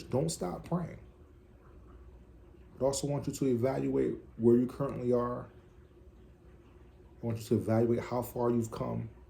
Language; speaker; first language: English; native; English